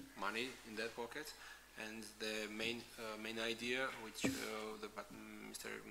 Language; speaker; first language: English; non-native, fluent; Georgian